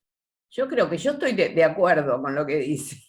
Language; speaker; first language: Spanish; native; Spanish